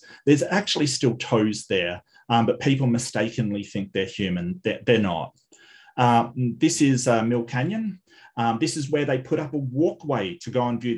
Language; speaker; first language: English; native; English